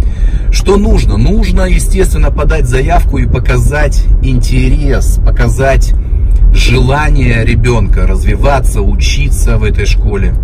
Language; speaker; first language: Russian; native; Russian